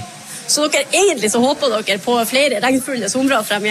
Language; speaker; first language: Norwegian; native; Norwegian